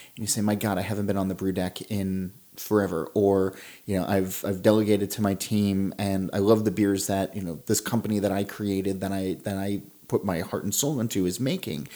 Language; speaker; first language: English; native; English